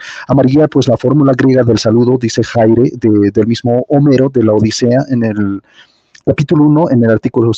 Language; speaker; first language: Spanish; native; Spanish